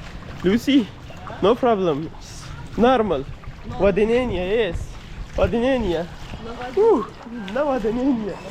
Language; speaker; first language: Russian; non-native, learner; Pashto